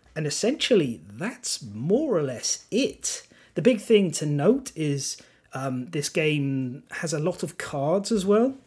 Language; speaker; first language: English; non-native, local second language; Welsh